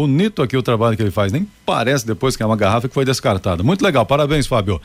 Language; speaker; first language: Portuguese; native; Portuguese